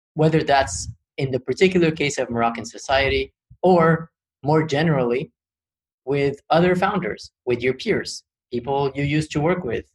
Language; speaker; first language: English; early bilingual, other home language; Arabic